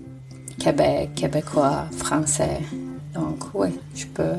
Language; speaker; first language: French; non-native, fluent; Turkish